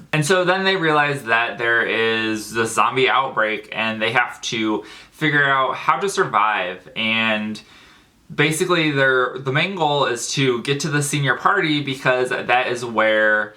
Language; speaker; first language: English; native; English